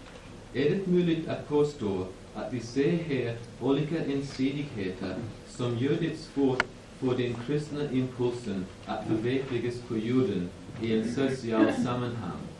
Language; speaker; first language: Swedish; non-native, fluent; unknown